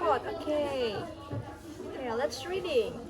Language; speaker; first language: English; non-native, learner; Indonesian